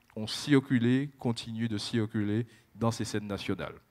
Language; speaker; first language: French; native; French